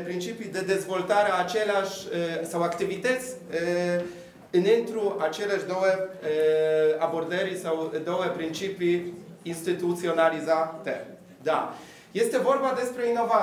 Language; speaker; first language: Romanian; non-native, fluent; Polish